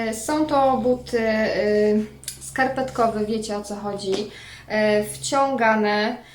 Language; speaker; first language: Polish; native; Polish